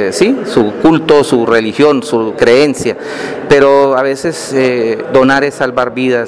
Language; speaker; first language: Spanish; native; Spanish